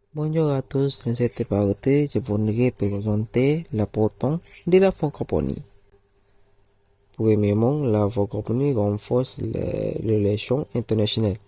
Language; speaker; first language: French; non-native, learner; Malay